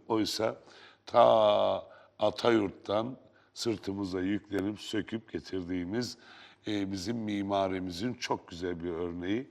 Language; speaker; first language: Turkish; native; Turkish